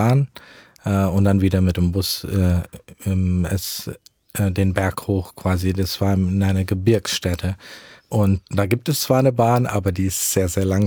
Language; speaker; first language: German; early bilingual, heritage; German